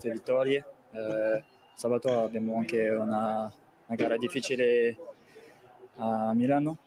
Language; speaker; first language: Italian; non-native, fluent; French